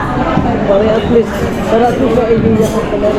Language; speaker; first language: Filipino; native; Filipino